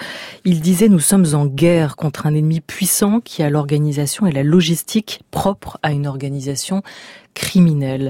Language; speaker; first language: French; native; French